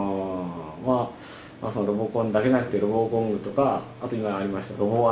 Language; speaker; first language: Japanese; native; Japanese